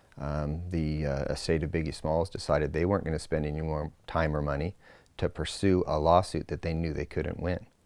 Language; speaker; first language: English; native; English